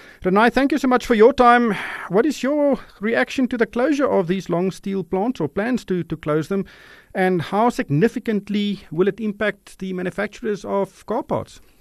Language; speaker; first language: English; non-native, local second language; Afrikaans